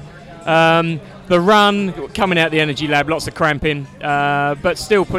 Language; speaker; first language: English; native; English